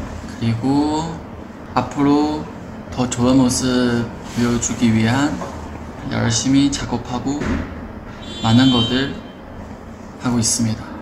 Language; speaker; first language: Korean; non-native, fluent; Chinese